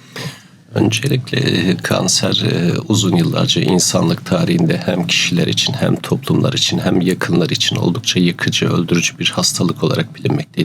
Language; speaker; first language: Turkish; native; Turkish